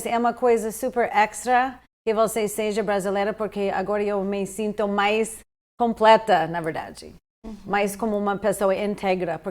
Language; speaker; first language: Portuguese; non-native, fluent; English